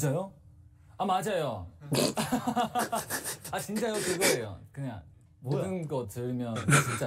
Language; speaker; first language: Korean; non-native, learner; Chinese